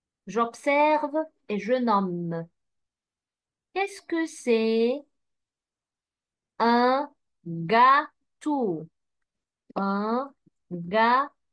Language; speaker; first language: French; non-native, fluent; Arabic